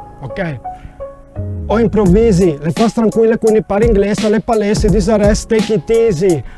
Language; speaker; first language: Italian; non-native, local second language; Friulian